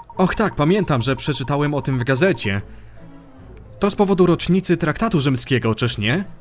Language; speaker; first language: Polish; early bilingual, heritage; Polish